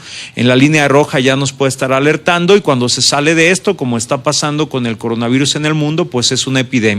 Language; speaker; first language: Spanish; native; Spanish